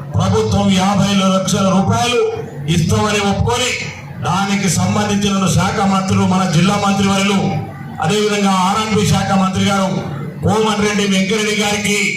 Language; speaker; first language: Telugu; non-native, local second language; Lambadi